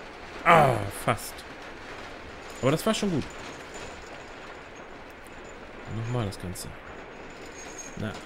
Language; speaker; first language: German; native; German